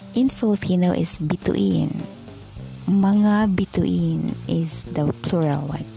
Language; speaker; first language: English; non-native, local second language; Cebuano